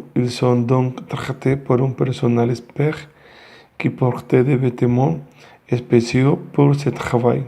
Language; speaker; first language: French; non-native, learner; Spanish